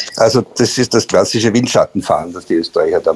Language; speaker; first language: German; native; German